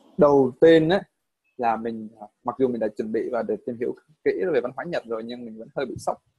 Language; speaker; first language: Vietnamese; native; Vietnamese